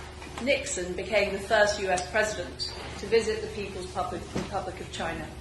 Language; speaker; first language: English; native; English